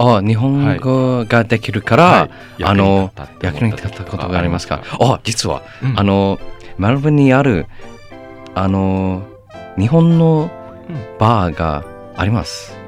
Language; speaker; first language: Japanese; non-native, learner; English